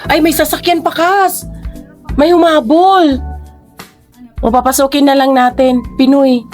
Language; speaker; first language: Filipino; native; Filipino